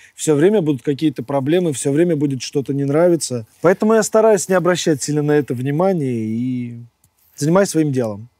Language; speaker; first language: Russian; native; Russian